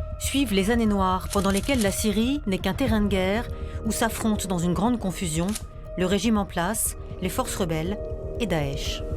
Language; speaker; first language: French; native; French